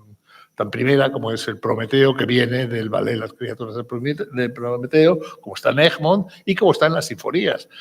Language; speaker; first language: Spanish; native; Spanish